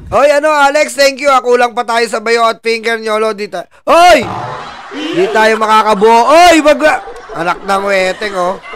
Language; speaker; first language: Filipino; native; Filipino